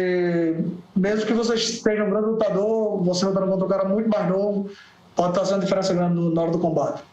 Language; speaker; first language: Portuguese; native; Portuguese